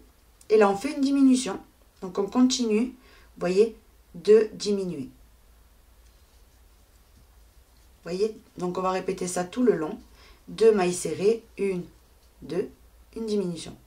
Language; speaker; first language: French; native; French